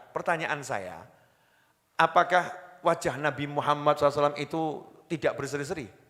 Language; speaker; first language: Indonesian; native; Indonesian